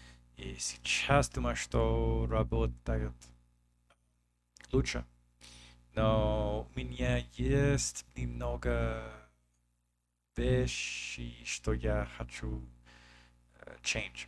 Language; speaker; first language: Russian; non-native, learner; English